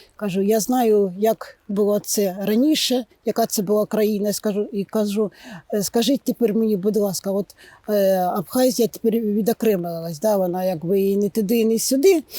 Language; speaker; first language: Ukrainian; non-native, local second language; Russian